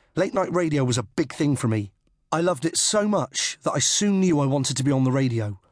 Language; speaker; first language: English; native; English